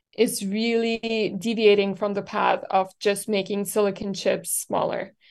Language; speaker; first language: English; non-native, fluent; German